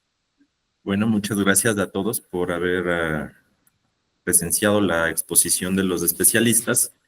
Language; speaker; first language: Spanish; native; Spanish